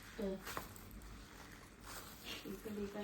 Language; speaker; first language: Chinese; non-native, learner; Filipino